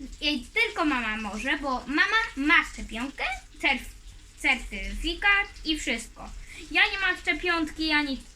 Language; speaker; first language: Polish; early bilingual, heritage; Polish